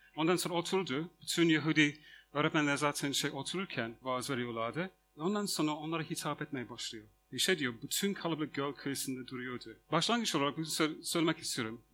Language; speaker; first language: Turkish; non-native, fluent; English